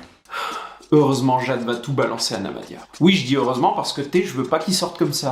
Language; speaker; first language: French; native; French